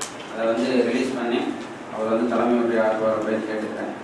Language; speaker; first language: Tamil; native; Tamil